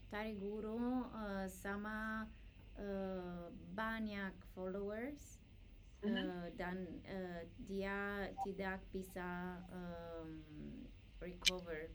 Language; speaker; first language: Indonesian; non-native, learner; English